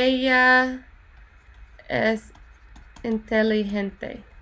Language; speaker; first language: Spanish; non-native, fluent; English